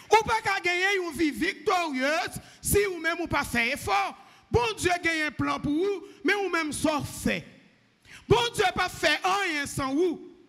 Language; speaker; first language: French; non-native, local second language; Haitian Creole